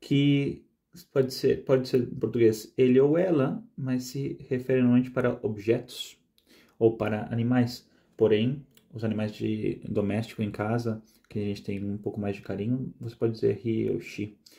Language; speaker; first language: Portuguese; non-native, fluent; Spanish